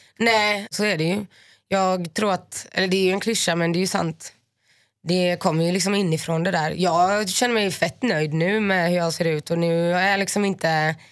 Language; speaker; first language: Swedish; native; Swedish